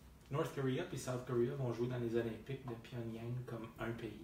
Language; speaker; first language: French; native; French